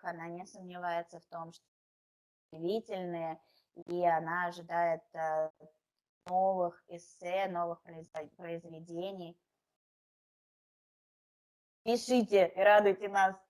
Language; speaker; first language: Russian; native; Russian